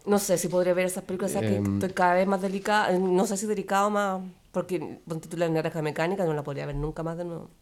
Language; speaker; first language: Spanish; native; Spanish